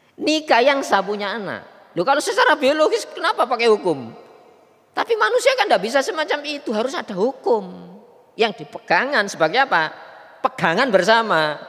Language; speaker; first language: Indonesian; non-native, local second language; Javanese